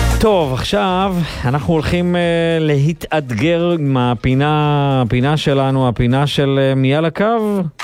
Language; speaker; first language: Hebrew; native; Hebrew